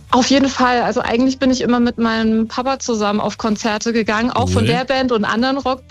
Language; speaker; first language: German; native; German